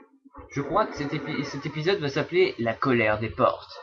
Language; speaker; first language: French; native; French